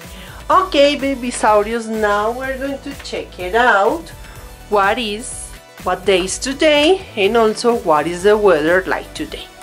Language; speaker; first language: English; non-native, fluent; Spanish